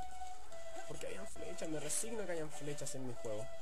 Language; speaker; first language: Spanish; native; Spanish